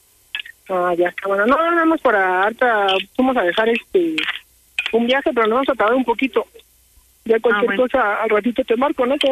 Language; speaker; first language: Spanish; native; Spanish